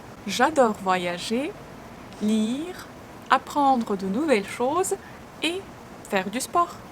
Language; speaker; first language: French; non-native, fluent; Russian